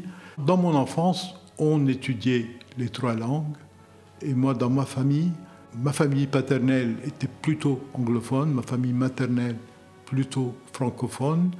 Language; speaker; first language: French; non-native, local second language; Arabic